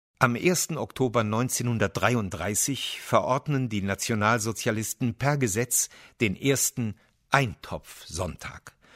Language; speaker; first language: German; native; German